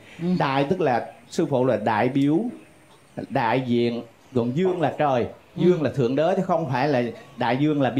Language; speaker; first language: Vietnamese; native; Vietnamese